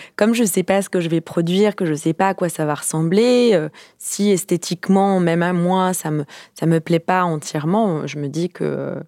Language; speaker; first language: French; native; French